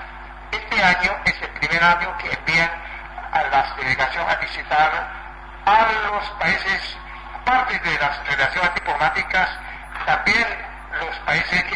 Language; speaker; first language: Spanish; non-native, fluent; Chinese